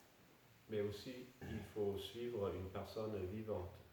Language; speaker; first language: French; non-native, fluent; Danish